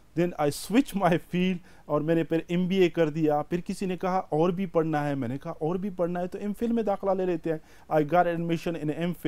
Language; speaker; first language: Urdu; non-native, local second language; Pashto